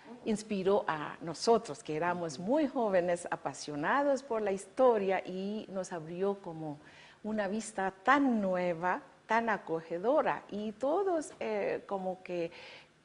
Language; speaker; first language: Spanish; non-native, fluent; Bangla